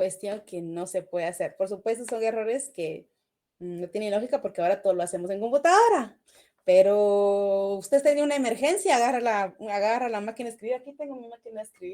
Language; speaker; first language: Spanish; native; Spanish